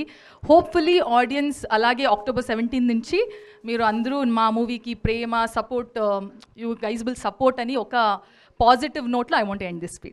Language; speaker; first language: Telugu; non-native, learner; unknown